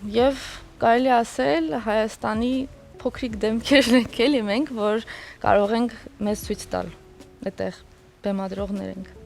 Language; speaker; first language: Armenian; native; Armenian